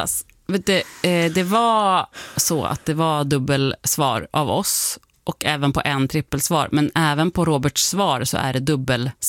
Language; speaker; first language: Swedish; native; Swedish